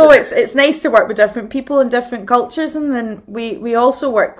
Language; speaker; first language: English; native; English